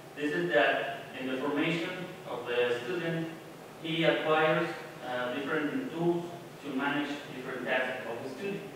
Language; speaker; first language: English; non-native, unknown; Spanish